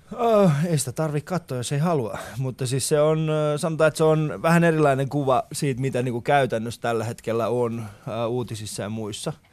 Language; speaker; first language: Finnish; early bilingual, other home language; Persian